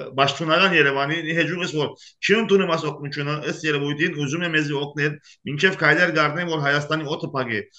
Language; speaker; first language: Armenian; early bilingual, heritage; Armenian